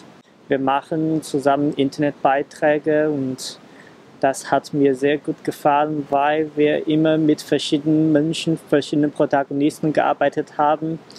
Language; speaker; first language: German; non-native, fluent; Chinese